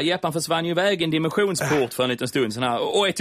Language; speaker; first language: Swedish; native; Swedish